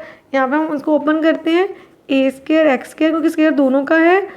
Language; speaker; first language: Hindi; native; Hindi